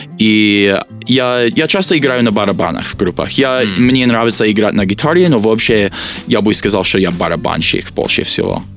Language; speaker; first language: Russian; non-native, learner; English